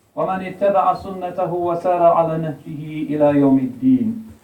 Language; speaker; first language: Arabic; non-native, fluent; English